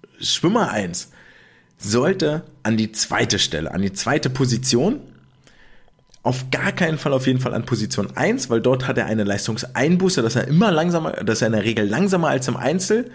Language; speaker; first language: German; native; German